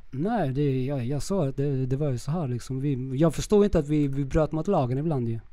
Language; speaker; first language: Swedish; early bilingual, other home language; Spanish